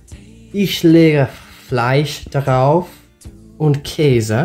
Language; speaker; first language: German; non-native, learner; English